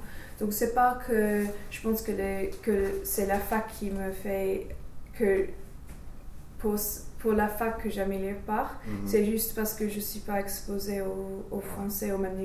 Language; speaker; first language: French; non-native, learner; English